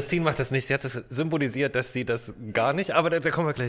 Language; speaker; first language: German; native; German